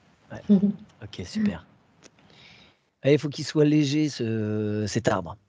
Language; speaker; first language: French; native; French